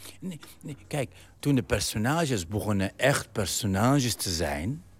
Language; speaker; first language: Dutch; non-native, fluent; Arabic